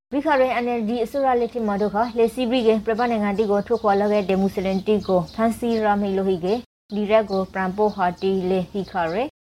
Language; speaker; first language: Burmese; native; Burmese